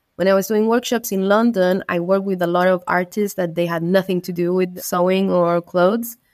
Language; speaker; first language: English; non-native, fluent; Spanish